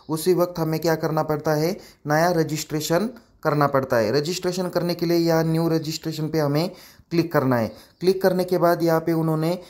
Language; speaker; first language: Hindi; non-native, local second language; Marathi